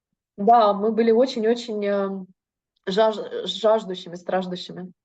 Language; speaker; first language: Russian; native; Russian